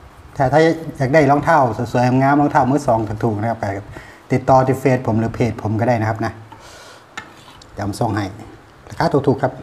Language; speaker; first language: Thai; non-native, local second language; Northeastern Thai